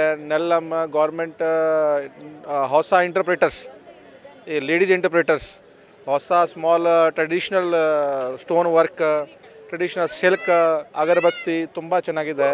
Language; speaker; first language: Kannada; non-native, learner; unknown